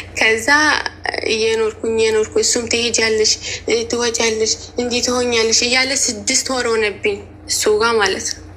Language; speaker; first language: Amharic; native; Amharic